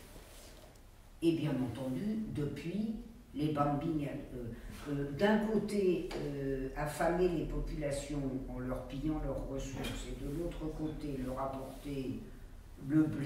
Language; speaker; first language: French; native; French